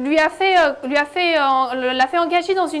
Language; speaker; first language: French; native; French